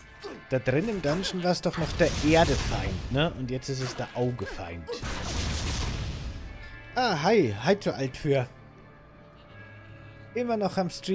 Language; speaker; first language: German; native; German